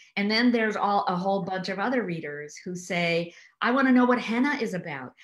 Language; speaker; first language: English; early bilingual, other home language; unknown